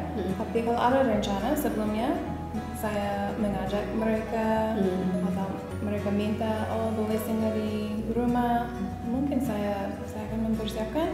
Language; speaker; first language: Indonesian; non-native, fluent; English